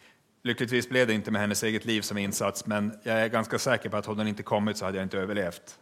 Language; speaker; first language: Swedish; native; Swedish